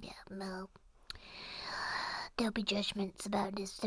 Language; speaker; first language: English; native; English